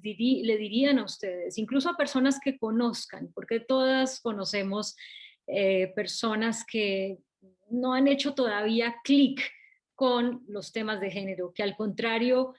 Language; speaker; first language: Spanish; native; Spanish